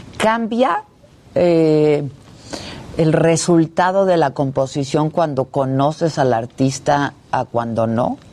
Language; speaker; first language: Spanish; native; Spanish